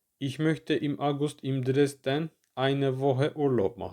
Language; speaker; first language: German; non-native, learner; Turkish